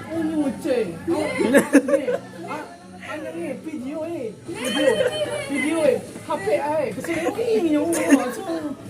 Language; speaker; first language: Korean; non-native, learner; Indonesian